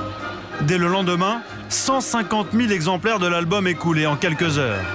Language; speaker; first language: French; native; French